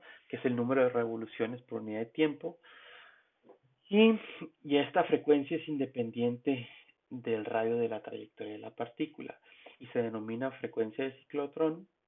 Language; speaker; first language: Spanish; native; Spanish